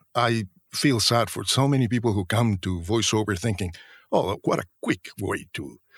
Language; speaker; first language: English; non-native, fluent; Spanish